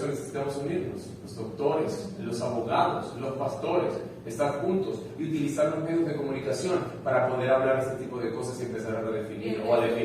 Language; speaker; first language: Spanish; native; Spanish